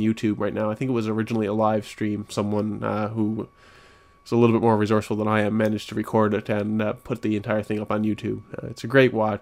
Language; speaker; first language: English; native; English